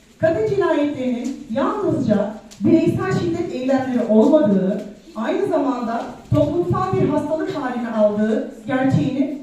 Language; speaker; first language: Turkish; native; Turkish